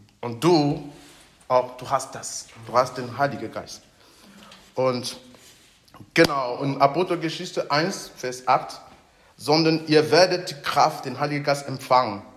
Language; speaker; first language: German; non-native, fluent; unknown